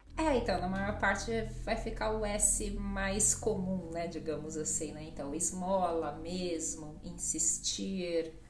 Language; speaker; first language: Portuguese; native; Portuguese